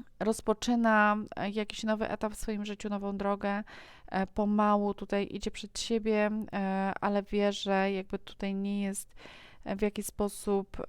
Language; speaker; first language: Polish; native; Polish